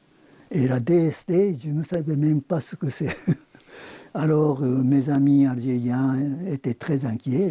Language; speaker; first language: French; non-native, fluent; Japanese